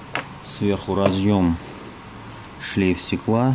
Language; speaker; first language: Russian; native; Russian